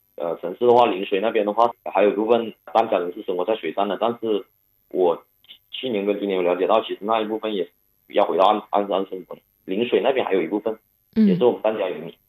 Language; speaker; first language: Chinese; non-native, local second language; Cantonese